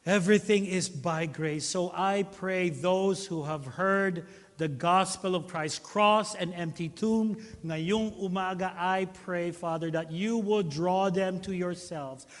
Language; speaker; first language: English; non-native, local second language; Filipino